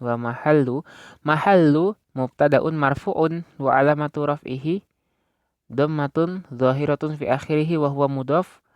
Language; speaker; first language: Arabic; non-native, fluent; Indonesian